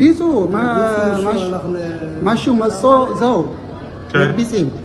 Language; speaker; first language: Hebrew; non-native, learner; Tigrinya